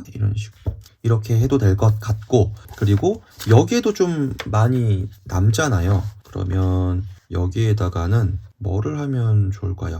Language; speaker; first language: Korean; native; Korean